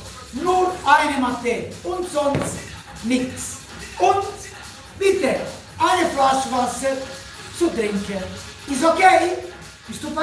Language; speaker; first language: German; non-native, learner; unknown